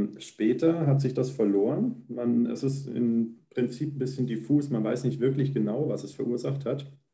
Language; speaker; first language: German; native; German